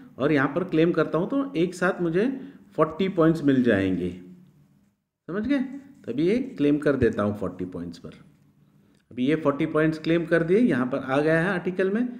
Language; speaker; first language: Hindi; non-native, local second language; Marathi